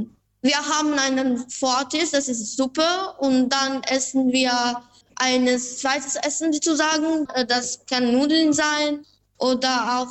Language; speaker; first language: German; non-native, learner; Albanian